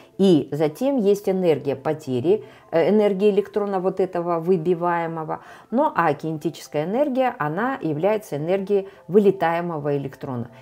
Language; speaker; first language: Russian; native; Russian